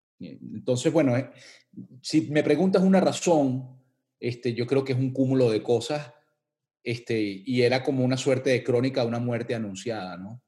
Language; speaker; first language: Spanish; native; Spanish